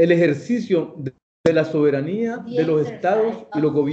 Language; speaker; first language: Spanish; native; Spanish